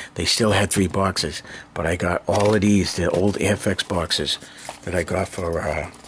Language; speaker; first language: English; native; English